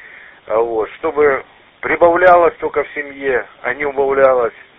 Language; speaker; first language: Russian; native; Russian